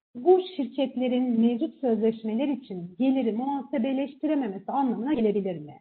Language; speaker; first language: Turkish; native; Turkish